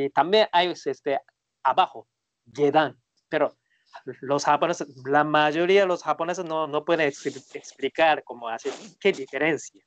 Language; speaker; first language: Spanish; non-native, learner; Japanese